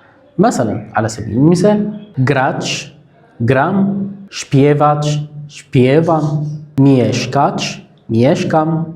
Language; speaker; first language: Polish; non-native, fluent; Arabic